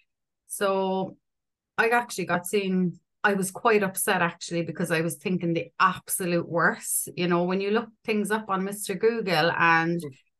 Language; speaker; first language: English; native; English